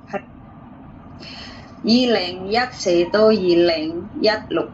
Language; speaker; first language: Cantonese; non-native, learner; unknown